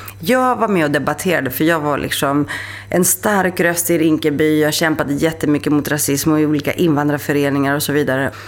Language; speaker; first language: Swedish; early bilingual, other home language; Greek